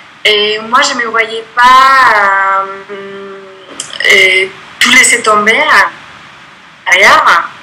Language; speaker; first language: French; non-native, fluent; Spanish